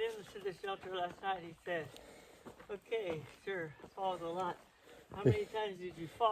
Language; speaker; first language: English; native; English